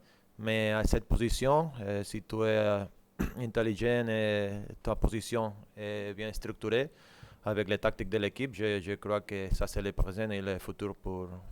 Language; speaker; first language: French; non-native, learner; Spanish